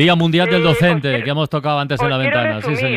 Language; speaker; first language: Spanish; native; Spanish